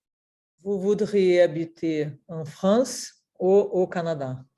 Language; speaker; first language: French; non-native, learner; Portuguese